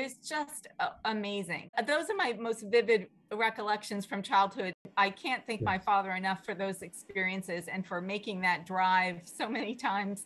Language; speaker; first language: English; native; English